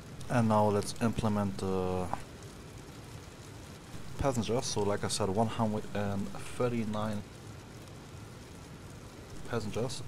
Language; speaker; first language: English; non-native, fluent; German